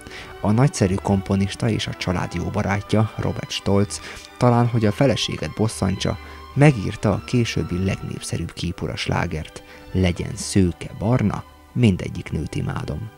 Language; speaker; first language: Hungarian; native; Hungarian